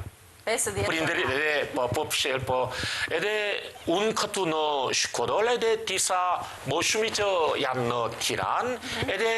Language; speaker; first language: Albanian; non-native, learner; Korean